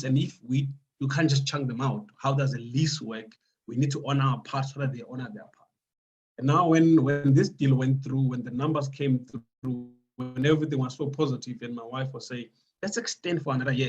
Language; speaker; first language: English; non-native, local second language; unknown